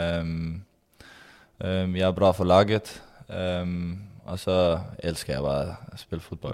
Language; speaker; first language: Swedish; non-native, learner; Danish